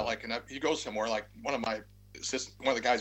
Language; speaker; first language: English; native; English